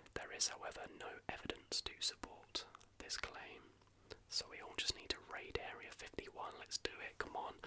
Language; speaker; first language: English; native; English